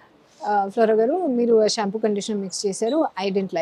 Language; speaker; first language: Telugu; non-native, learner; Hindi